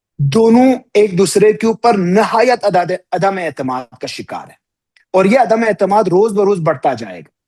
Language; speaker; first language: Urdu; non-native, local second language; Balti